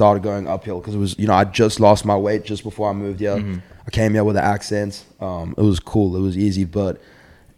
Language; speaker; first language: English; native; English